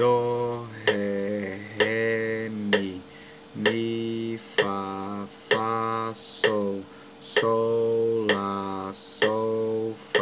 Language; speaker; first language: Portuguese; native; Portuguese